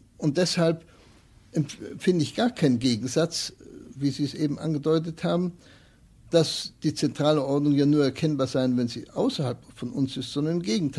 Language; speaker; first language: German; native; German